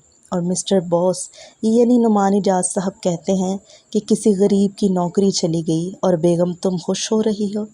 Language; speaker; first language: Urdu; native; Urdu